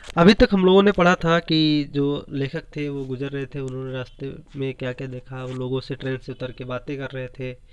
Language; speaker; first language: Hindi; native; Hindi